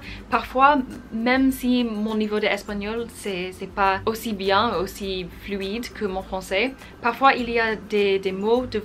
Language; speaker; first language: French; non-native, fluent; English